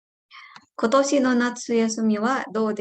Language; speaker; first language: Japanese; non-native, fluent; Indonesian